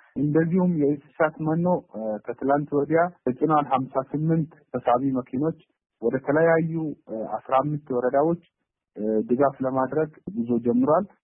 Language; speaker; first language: Amharic; non-native, local second language; Somali